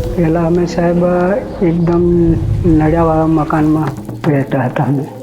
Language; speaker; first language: Gujarati; non-native, local second language; Rathawi